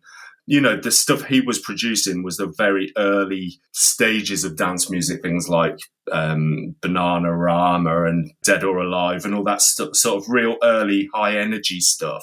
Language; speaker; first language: English; native; English